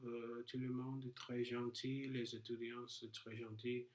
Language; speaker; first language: French; non-native, learner; English